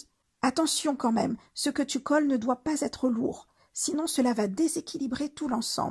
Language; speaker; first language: French; native; French